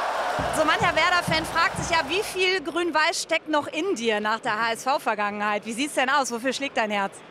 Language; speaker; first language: German; native; German